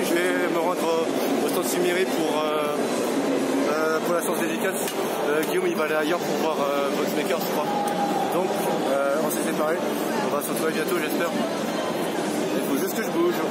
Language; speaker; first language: French; native; French